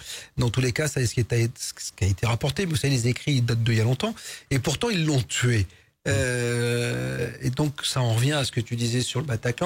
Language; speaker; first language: French; native; French